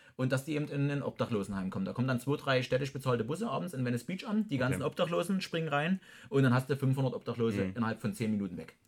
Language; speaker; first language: German; native; German